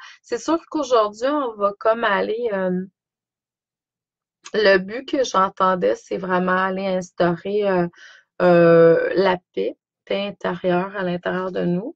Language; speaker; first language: French; native; French